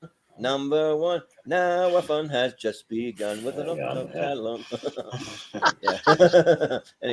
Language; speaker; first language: English; native; English